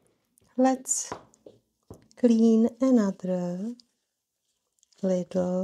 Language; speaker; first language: English; non-native, fluent; Czech